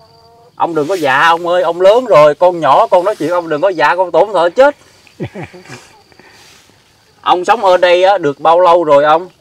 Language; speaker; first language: Vietnamese; native; Vietnamese